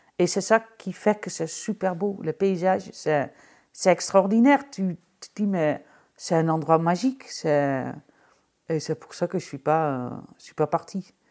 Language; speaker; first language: French; non-native, fluent; Dutch